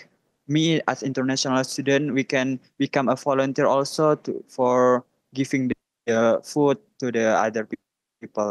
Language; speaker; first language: English; non-native, learner; Indonesian